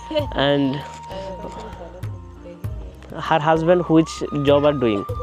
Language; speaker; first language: English; non-native, learner; Bangla